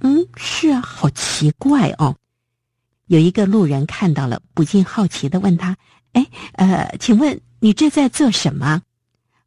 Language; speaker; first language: Chinese; native; Chinese